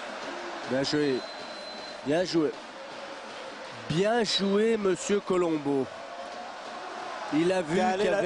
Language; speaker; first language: French; native; French